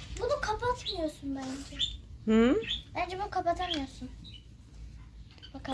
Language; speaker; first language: Turkish; native; Turkish